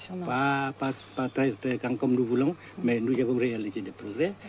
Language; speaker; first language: French; non-native, local second language; Vietnamese